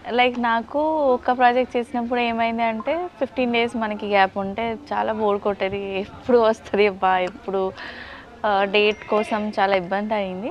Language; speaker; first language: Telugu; non-native, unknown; Bangla